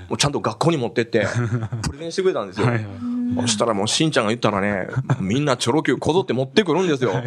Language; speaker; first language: Japanese; native; Japanese